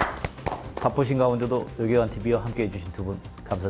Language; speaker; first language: Korean; native; Korean